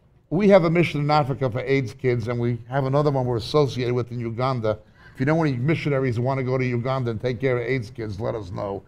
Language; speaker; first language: English; native; English